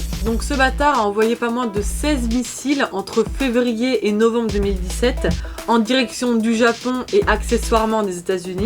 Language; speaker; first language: French; native; French